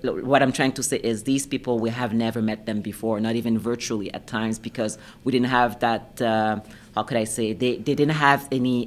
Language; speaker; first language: English; non-native, fluent; French